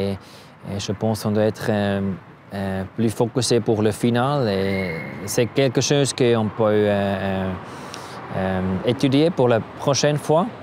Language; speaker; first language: French; non-native, learner; German